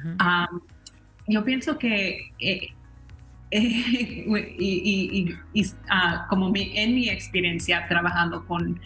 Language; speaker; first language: Spanish; early bilingual, heritage; Spanish